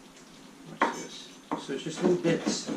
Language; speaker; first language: English; native; English